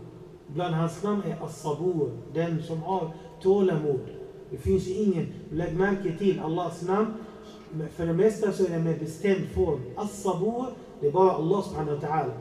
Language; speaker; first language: Swedish; non-native, fluent; Arabic